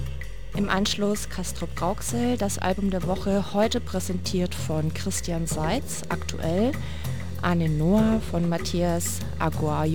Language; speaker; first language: German; native; German